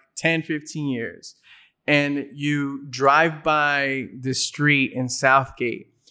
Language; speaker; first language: English; native; English